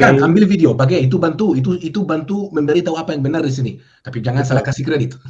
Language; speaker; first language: Indonesian; non-native, fluent; Hebrew